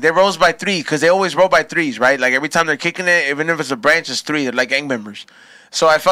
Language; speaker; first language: English; early bilingual, other home language; Spanish